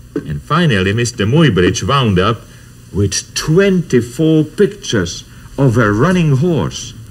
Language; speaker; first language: English; non-native, fluent; Czech